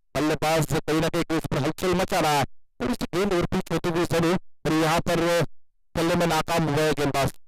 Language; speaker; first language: Hindi; non-native, local second language; Marathi